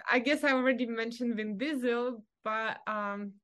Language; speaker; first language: English; non-native, fluent; Russian